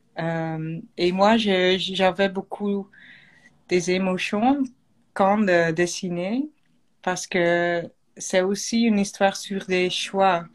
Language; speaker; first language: French; non-native, learner; Dutch